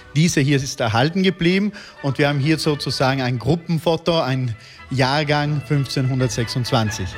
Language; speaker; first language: German; native; German